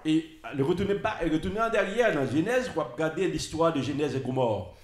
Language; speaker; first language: French; native; French